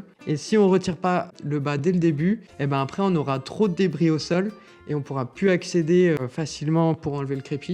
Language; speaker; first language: French; native; French